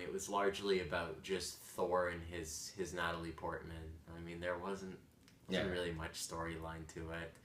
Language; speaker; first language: English; native; English